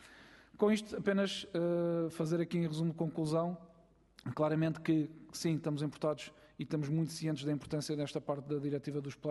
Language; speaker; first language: Portuguese; native; Portuguese